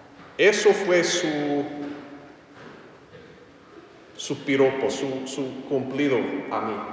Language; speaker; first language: Spanish; non-native, fluent; English